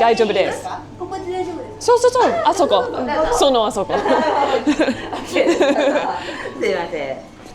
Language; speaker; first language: Japanese; non-native, learner; English